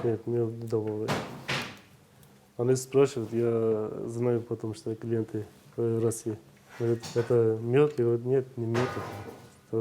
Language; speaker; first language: Russian; non-native, learner; Turkish